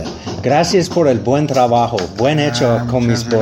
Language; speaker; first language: Spanish; non-native, learner; English